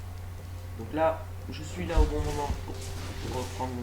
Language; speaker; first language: French; native; French